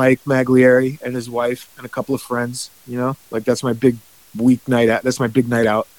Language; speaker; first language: English; native; English